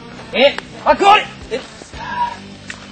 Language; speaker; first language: English; native; English